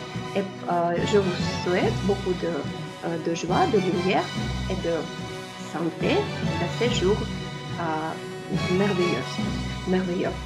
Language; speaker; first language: French; non-native, fluent; Russian